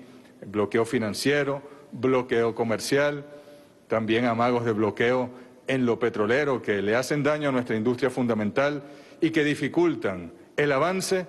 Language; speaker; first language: Spanish; native; Spanish